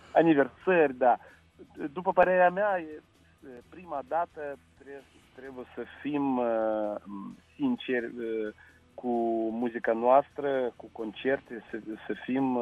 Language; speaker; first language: Romanian; non-native, local second language; Russian